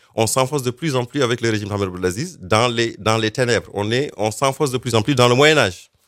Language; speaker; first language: French; non-native, local second language; Fula